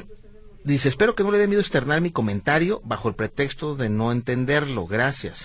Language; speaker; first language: Spanish; native; Spanish